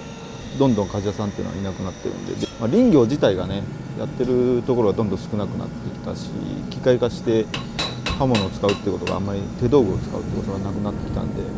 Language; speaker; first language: Japanese; native; Japanese